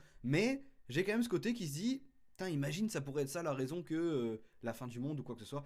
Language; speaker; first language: French; native; French